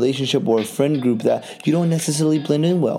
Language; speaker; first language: English; native; English